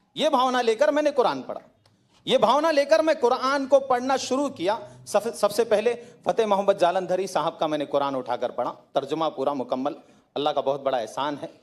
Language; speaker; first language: Hindi; native; Hindi